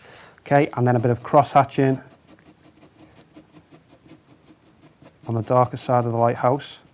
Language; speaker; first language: English; native; English